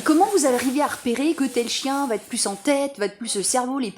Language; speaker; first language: French; native; French